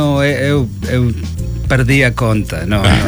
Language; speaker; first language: Portuguese; non-native, learner; Spanish